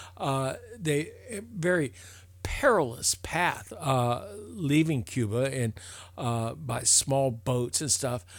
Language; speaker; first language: English; native; English